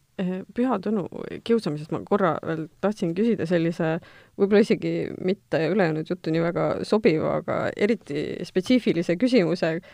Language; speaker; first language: Estonian; native; Estonian